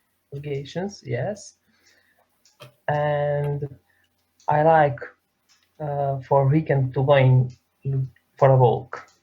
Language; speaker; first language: English; non-native, learner; Serbian